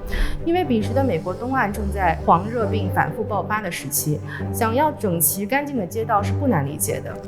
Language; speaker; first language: Chinese; native; Chinese